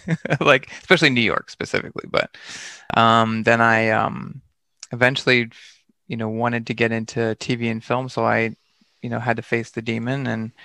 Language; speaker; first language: English; native; English